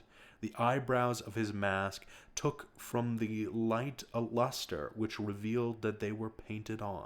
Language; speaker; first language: English; native; English